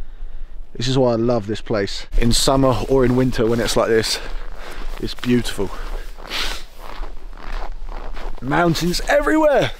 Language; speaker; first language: English; native; English